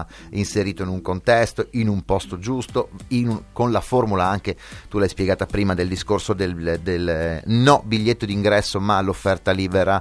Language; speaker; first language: Italian; native; Italian